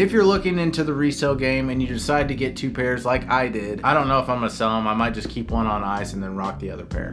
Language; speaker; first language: English; native; English